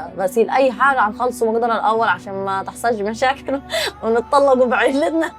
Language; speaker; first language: Egyptian Arabic; native; Egyptian Arabic